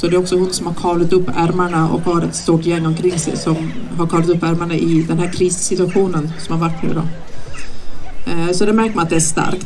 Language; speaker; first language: Swedish; native; Swedish